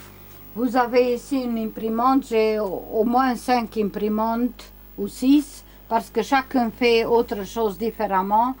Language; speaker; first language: French; non-native, learner; Romanian